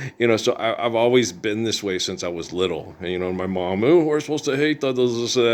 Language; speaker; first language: English; native; English